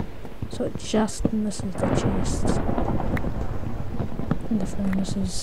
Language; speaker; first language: English; native; English